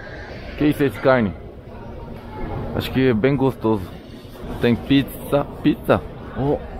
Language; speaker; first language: Portuguese; non-native, learner; Korean